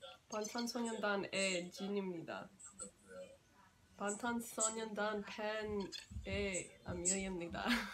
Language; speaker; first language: Korean; non-native, learner; English